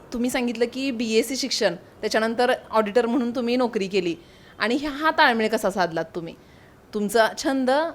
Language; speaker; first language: Marathi; native; Marathi